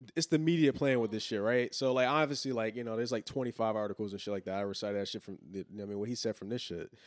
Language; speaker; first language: English; native; English